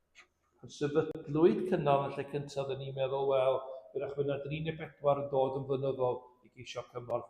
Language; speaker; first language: Welsh; native; Welsh